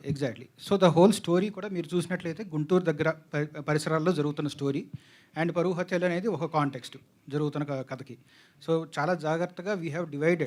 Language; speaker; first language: Telugu; native; Telugu